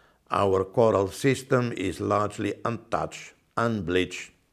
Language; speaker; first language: English; non-native, fluent; Portuguese